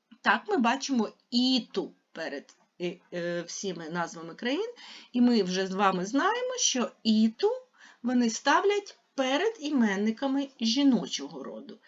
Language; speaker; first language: Ukrainian; native; Ukrainian